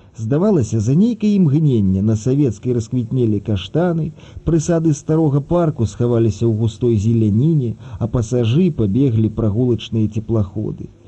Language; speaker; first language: Belarusian; early bilingual, other home language; Russian